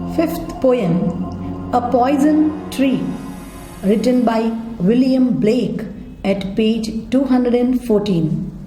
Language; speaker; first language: English; non-native, local second language; Kannada